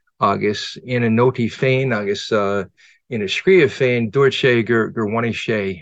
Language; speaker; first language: Irish; non-native, fluent; English